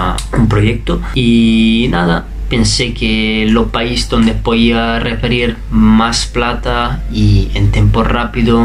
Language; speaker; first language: Spanish; non-native, fluent; Italian